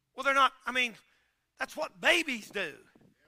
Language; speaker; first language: English; native; English